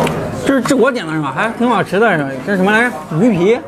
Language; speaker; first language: Chinese; native; Chinese